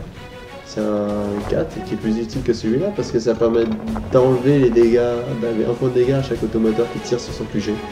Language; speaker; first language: French; native; French